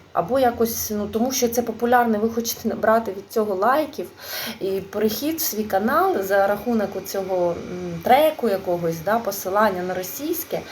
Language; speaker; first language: Ukrainian; non-native, local second language; Russian